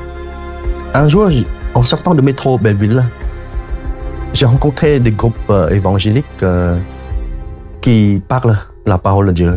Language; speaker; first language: French; non-native, fluent; Khmer